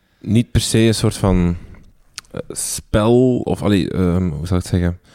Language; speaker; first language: Dutch; native; Dutch